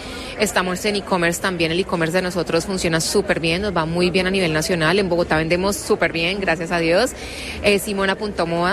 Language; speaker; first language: Spanish; native; Spanish